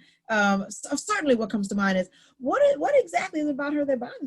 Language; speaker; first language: English; native; English